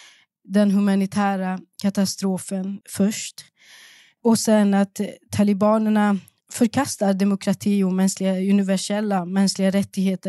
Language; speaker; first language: Swedish; early bilingual, other home language; Persian